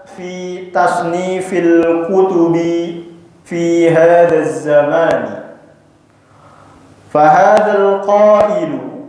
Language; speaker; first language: Arabic; non-native, fluent; Indonesian